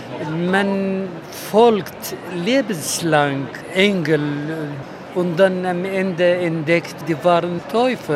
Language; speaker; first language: German; non-native, fluent; Arabic